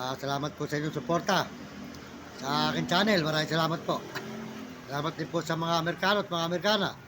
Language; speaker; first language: Filipino; native; Filipino